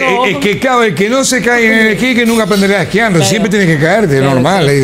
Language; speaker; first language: Spanish; native; Spanish